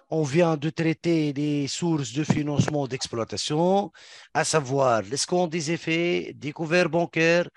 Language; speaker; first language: French; non-native, local second language; Arabic